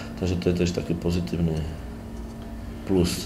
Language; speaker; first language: Polish; non-native, learner; Slovak